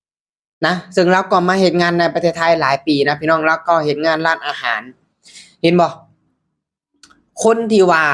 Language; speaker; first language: Thai; non-native, local second language; Lao